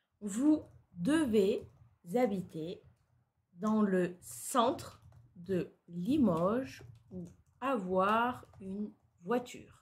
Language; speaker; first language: French; non-native, fluent; Turkish